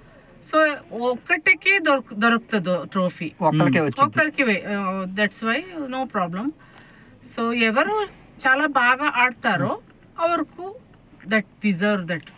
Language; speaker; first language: Telugu; non-native, learner; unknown